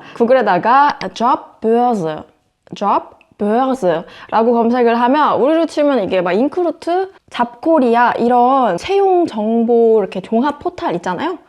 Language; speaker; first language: Korean; native; Korean